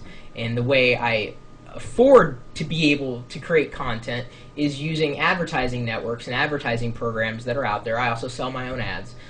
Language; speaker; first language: English; native; English